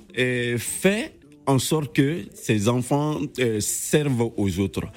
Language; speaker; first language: French; non-native, local second language; Bambara